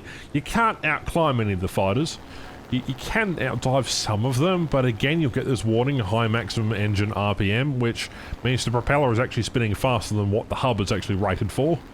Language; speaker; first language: English; native; English